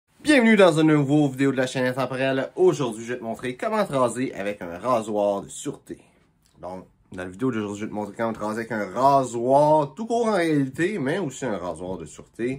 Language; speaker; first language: French; native; French